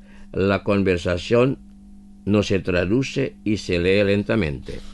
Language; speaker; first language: Spanish; non-native, fluent; Indonesian